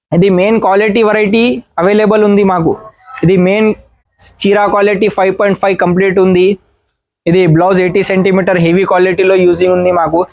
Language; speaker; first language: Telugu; non-native, learner; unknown